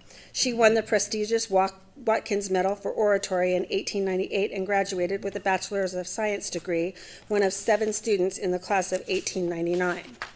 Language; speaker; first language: English; native; English